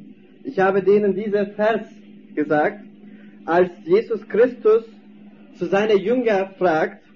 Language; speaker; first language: German; non-native, fluent; Turkish